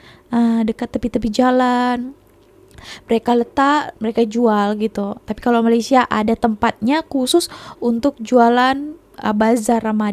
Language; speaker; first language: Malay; non-native, local second language; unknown